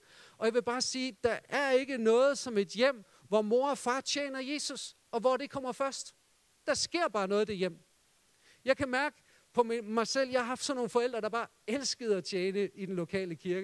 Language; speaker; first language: Danish; native; Danish